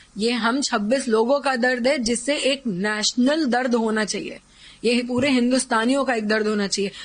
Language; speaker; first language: Hindi; native; Hindi